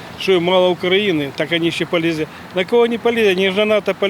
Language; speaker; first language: Ukrainian; non-native, local second language; Russian